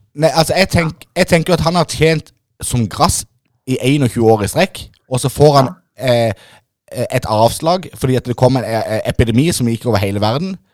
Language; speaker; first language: Norwegian; native; Norwegian